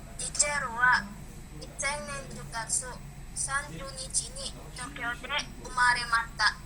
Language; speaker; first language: Japanese; non-native, learner; Indonesian